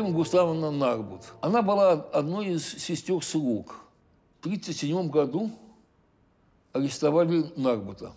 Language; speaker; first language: Russian; native; Russian